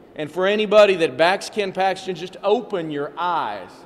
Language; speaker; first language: English; early bilingual, other home language; Spanish